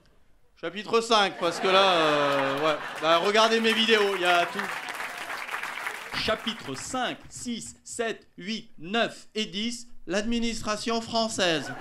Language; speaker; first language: French; native; French